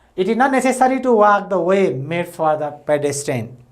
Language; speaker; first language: English; non-native, local second language; Nepali